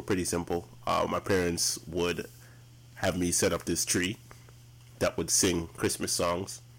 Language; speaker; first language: English; early bilingual, other home language; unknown